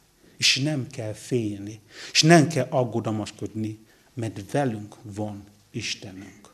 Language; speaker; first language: Hungarian; non-native, learner; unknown